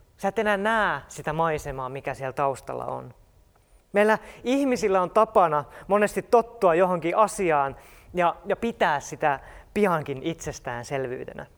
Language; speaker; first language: Finnish; native; Finnish